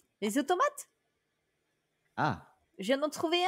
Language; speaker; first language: French; native; French